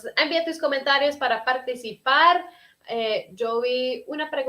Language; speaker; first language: Spanish; non-native, fluent; English